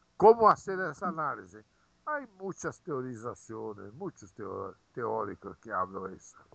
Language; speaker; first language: Spanish; non-native, fluent; Portuguese